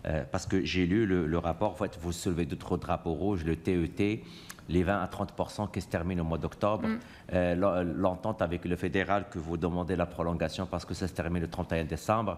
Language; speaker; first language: French; native; French